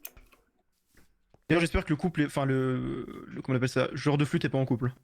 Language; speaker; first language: French; native; French